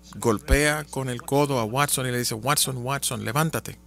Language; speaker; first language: Spanish; non-native, fluent; Malayalam